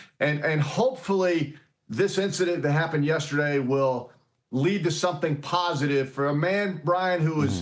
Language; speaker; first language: English; native; English